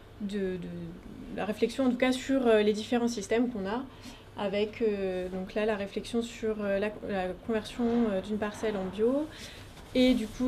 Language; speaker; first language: French; native; French